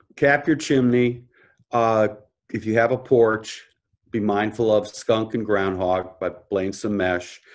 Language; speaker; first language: English; native; English